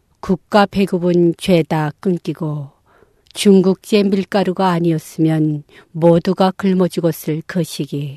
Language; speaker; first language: Korean; non-native, local second language; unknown